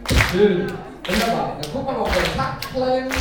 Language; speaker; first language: German; native; German